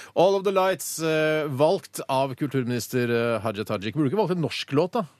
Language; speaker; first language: Norwegian; native; Norwegian